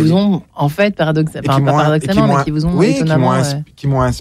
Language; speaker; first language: French; native; French